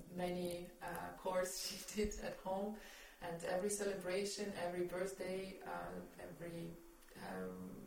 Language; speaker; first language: English; non-native, fluent; Ukrainian